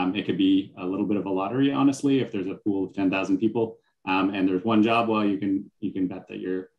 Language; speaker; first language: English; native; English